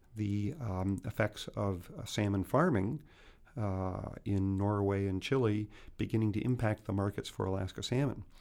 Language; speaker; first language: English; native; English